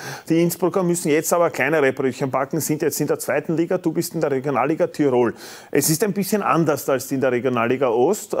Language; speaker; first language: German; native; German